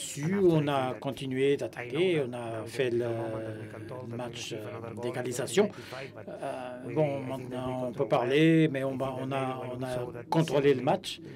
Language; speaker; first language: French; non-native, fluent; Spanish